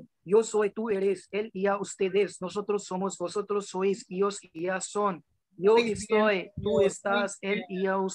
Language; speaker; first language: Spanish; non-native, learner; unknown